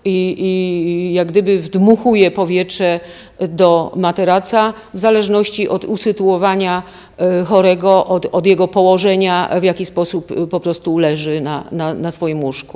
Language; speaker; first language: Polish; native; Polish